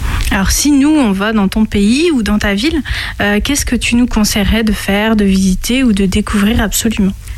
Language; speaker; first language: French; native; French